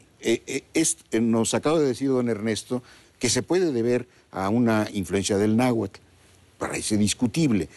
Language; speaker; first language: Spanish; native; Spanish